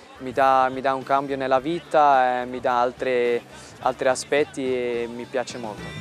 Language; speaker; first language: Italian; non-native, fluent; German